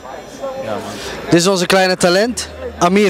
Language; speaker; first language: Dutch; native; Dutch